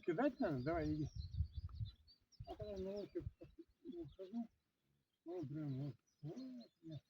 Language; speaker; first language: Russian; native; Russian